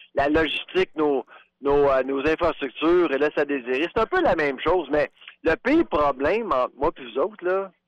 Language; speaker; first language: French; native; French